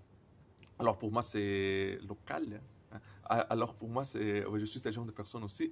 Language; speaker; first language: French; non-native, fluent; Portuguese